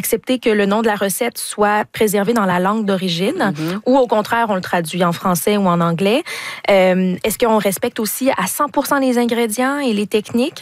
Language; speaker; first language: French; native; French